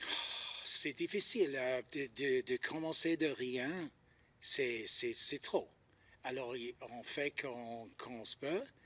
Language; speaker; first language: French; non-native, learner; English